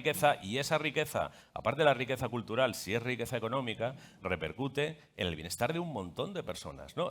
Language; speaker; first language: Spanish; native; Spanish